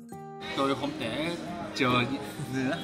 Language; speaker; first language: Vietnamese; non-native, learner; Japanese